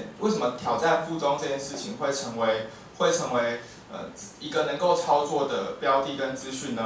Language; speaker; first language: Chinese; native; Chinese